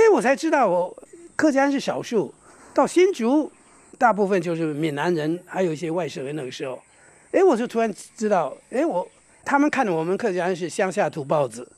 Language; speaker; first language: Chinese; non-native, local second language; Hakka Chinese